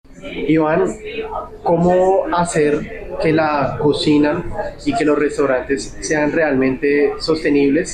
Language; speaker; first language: Spanish; native; Spanish